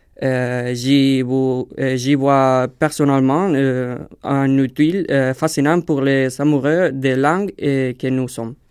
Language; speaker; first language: French; non-native, learner; Spanish